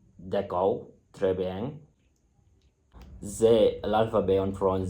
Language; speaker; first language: French; non-native, fluent; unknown